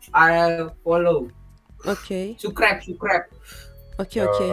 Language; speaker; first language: English; non-native, learner; Turkish